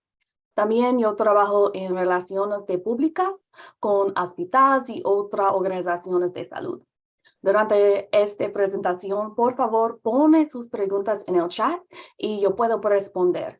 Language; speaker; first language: Spanish; non-native, learner; English